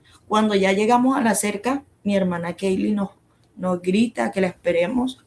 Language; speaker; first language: Spanish; native; Spanish